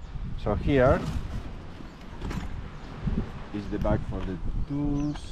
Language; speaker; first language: English; non-native, learner; Spanish